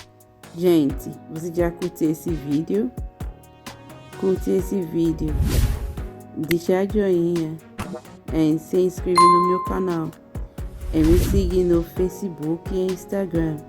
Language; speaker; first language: Portuguese; non-native, learner; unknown